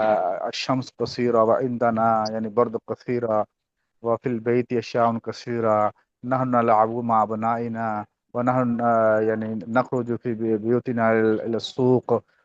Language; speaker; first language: Arabic; non-native, fluent; Urdu